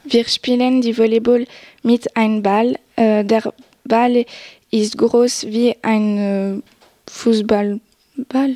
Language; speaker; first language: German; non-native, local second language; French